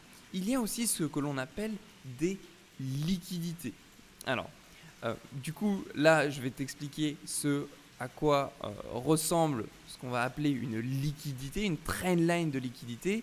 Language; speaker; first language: French; native; French